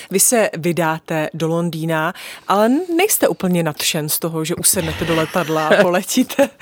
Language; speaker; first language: Czech; native; Czech